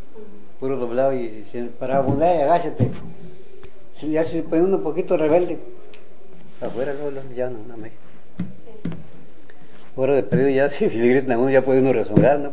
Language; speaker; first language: Spanish; native; Spanish